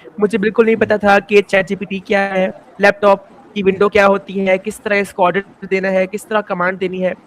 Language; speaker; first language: Urdu; non-native, local second language; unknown